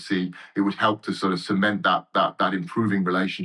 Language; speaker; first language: English; native; English